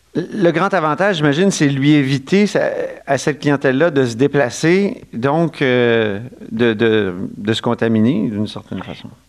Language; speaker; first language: French; native; French